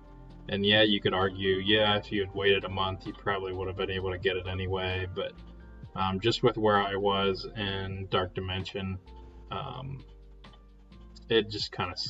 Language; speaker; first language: English; native; English